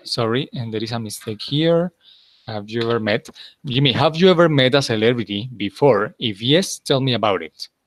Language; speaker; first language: English; non-native, fluent; Spanish